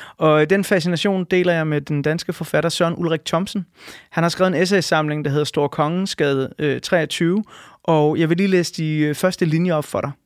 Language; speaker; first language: Danish; native; Danish